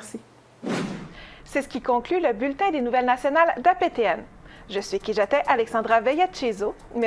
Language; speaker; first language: French; native; French